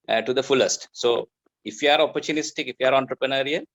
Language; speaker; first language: English; non-native, local second language; Sinhala